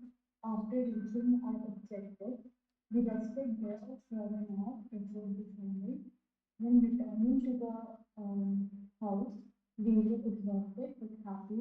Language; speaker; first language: English; non-native, fluent; Hindi